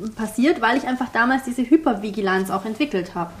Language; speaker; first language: German; early bilingual, heritage; German